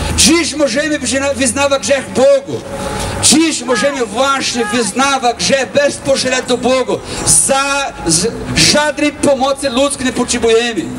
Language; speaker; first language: Polish; non-native, learner; Portuguese